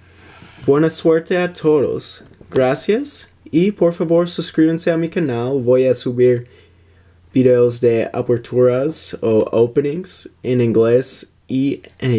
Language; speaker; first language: Spanish; early bilingual, heritage; English